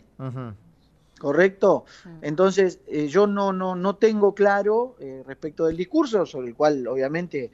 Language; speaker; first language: Spanish; native; Spanish